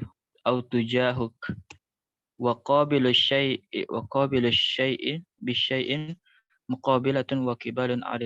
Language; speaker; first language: Arabic; non-native, learner; Indonesian